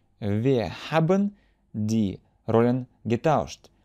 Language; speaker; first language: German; non-native, fluent; Russian